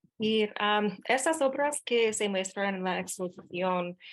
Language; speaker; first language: Spanish; non-native, fluent; English